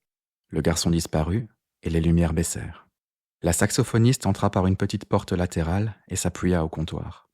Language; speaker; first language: French; native; French